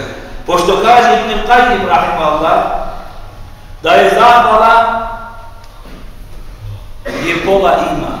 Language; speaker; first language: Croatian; non-native, fluent; Turkish